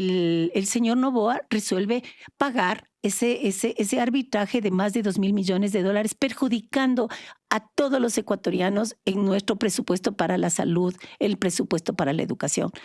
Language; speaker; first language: Spanish; native; Spanish